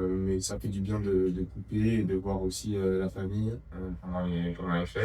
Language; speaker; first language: French; native; French